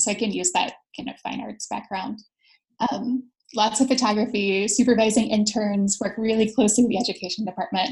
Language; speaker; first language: English; native; English